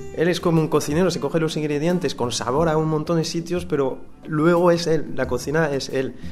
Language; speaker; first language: Spanish; non-native, fluent; French